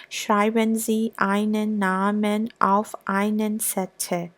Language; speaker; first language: German; non-native, fluent; Burmese